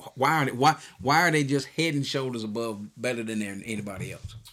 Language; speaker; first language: English; native; English